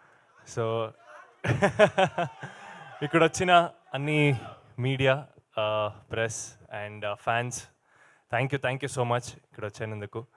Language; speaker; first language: Telugu; non-native, learner; Kannada